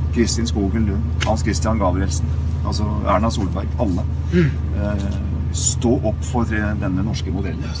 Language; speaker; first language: Norwegian; native; Norwegian